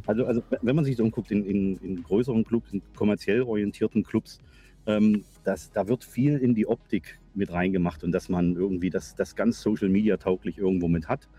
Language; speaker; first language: German; native; German